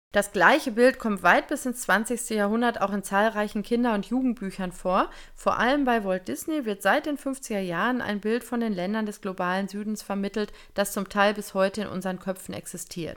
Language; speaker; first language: German; native; German